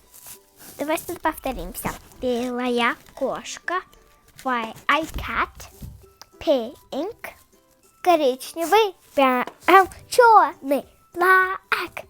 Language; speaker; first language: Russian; early bilingual, heritage; Russian